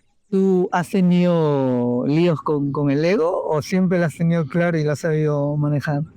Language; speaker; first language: Spanish; native; Spanish